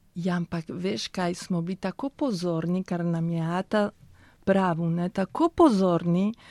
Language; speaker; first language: Slovenian; early bilingual, heritage; Spanish